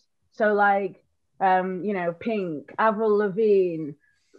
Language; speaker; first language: English; native; English